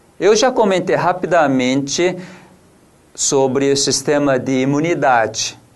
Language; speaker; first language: Portuguese; non-native, fluent; Korean